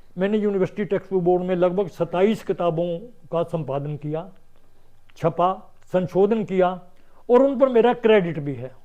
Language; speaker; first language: Hindi; non-native, local second language; Punjabi